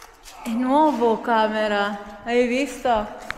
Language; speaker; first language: Italian; early bilingual, other home language; Filipino